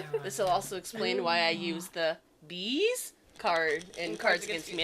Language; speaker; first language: English; native; English